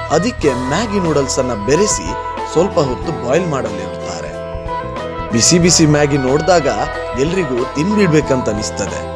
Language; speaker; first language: Kannada; non-native, local second language; Tulu